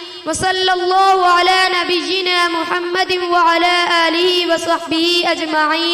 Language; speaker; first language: Arabic; non-native, learner; Urdu